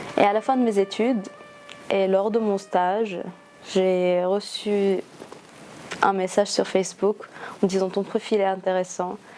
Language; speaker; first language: French; non-native, local second language; Arabic